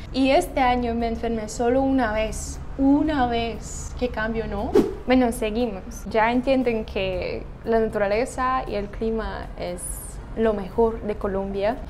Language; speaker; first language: Spanish; non-native, fluent; Russian